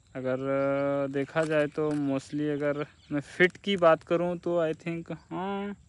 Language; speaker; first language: Hindi; native; Hindi